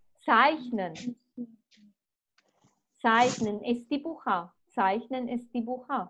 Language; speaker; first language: German; non-native, fluent; Spanish